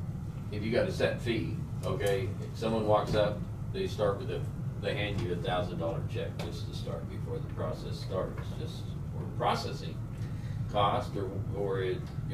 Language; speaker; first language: English; native; English